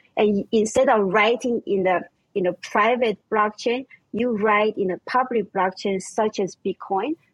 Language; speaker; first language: English; non-native, fluent; German